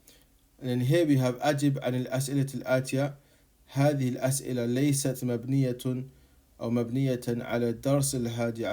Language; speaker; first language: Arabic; non-native, fluent; English